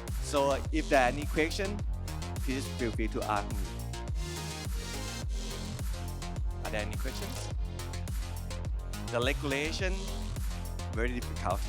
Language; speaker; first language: English; non-native, learner; Thai